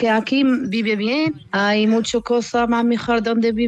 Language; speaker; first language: Spanish; non-native, learner; Arabic